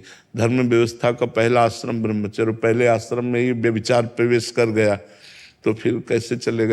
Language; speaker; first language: Hindi; native; Hindi